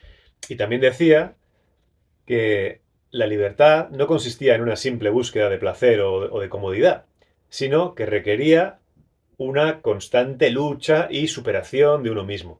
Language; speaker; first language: Spanish; native; Spanish